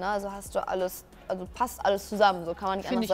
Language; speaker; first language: German; native; German